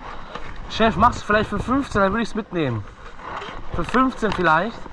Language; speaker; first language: German; non-native, learner; Turkish